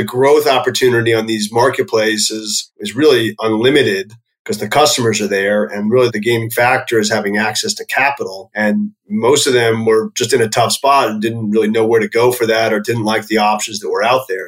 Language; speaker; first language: English; native; English